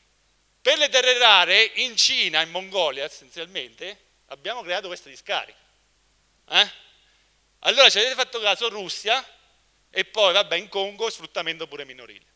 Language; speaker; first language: Italian; native; Italian